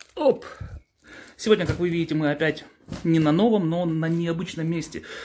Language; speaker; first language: Russian; early bilingual, heritage; Russian